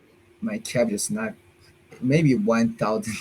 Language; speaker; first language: English; non-native, learner; Chinese